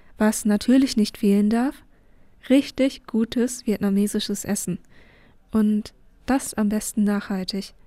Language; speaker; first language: German; early bilingual, other home language; Vietnamese